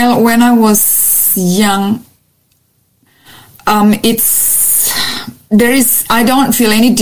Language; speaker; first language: English; non-native, fluent; Indonesian